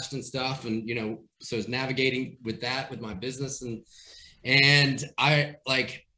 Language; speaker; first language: English; native; English